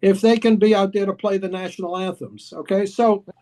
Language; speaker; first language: English; early bilingual, other home language; Greek